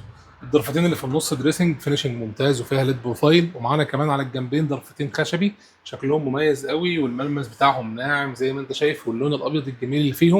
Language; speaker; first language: Arabic; native; Arabic